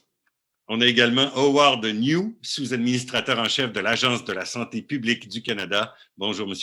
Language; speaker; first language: French; native; French